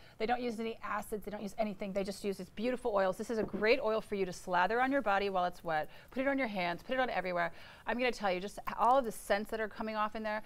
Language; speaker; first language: English; native; English